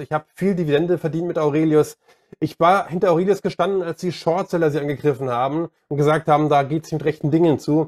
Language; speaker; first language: German; native; German